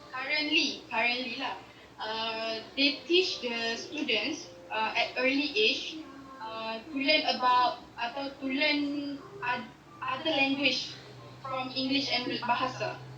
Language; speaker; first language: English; non-native, local second language; Malay